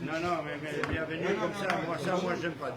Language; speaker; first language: French; non-native, learner; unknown